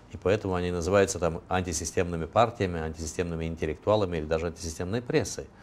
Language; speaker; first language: Russian; non-native, local second language; Romanian